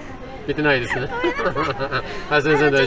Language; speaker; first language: Japanese; non-native, learner; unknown